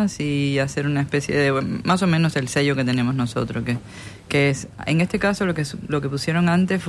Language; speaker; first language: Spanish; native; Spanish